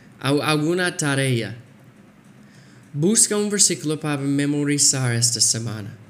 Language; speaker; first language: Spanish; non-native, fluent; English